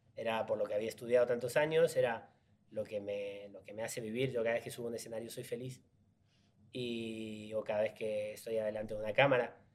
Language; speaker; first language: Spanish; native; Spanish